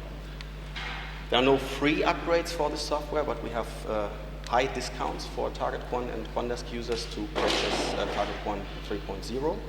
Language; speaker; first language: English; non-native, fluent; German